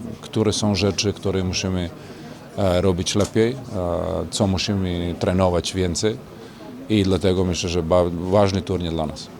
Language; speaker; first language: Polish; non-native, learner; Serbian